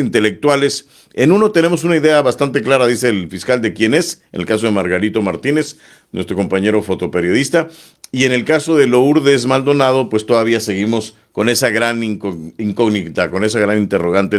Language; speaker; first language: Spanish; native; Spanish